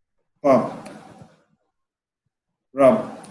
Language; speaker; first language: English; non-native, learner; Arabic